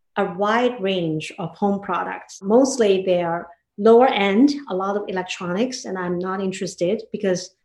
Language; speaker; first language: English; non-native, fluent; Chinese